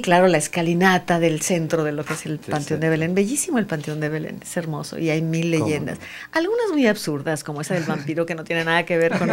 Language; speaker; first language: Spanish; native; Spanish